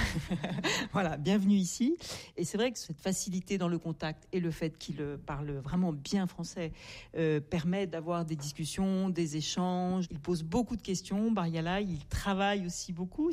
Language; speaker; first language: French; native; French